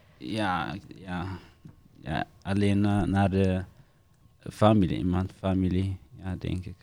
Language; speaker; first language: Dutch; non-native, learner; Tigrinya